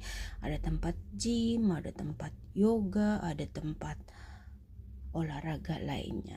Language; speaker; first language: Indonesian; native; Indonesian